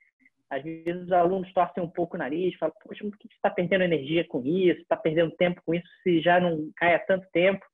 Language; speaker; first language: Portuguese; native; Portuguese